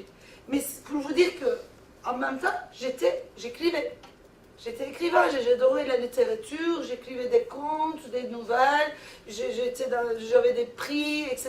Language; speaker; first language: French; non-native, fluent; Turkish